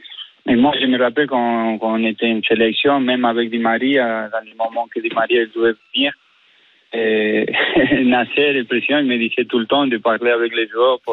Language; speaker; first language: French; non-native, fluent; Spanish